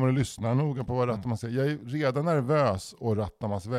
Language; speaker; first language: Swedish; native; Swedish